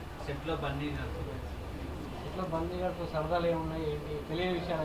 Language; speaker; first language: Telugu; native; Telugu